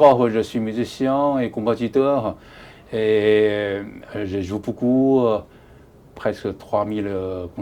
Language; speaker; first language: French; non-native, learner; Chinese